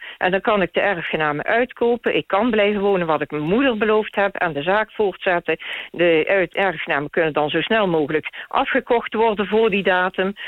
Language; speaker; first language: Dutch; native; Dutch